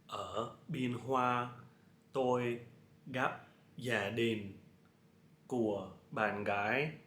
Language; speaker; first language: Vietnamese; non-native, learner; English